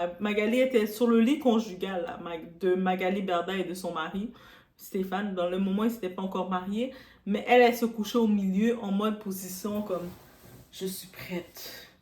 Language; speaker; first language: French; non-native, local second language; Arabic